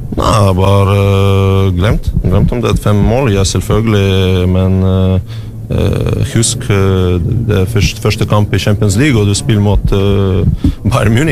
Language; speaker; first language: Norwegian; non-native, learner; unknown